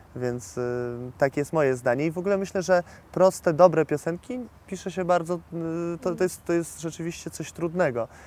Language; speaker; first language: Polish; early bilingual, heritage; Polish